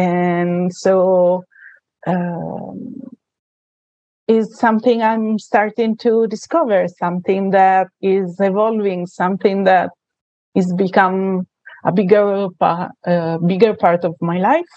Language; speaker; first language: English; non-native, fluent; Italian